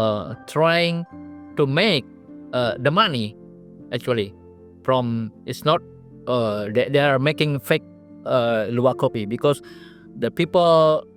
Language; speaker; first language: English; non-native, learner; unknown